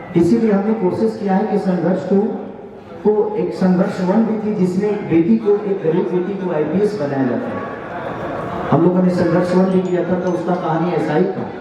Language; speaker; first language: Hindi; native; Hindi